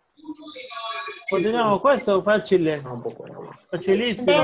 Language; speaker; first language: Italian; non-native, fluent; Spanish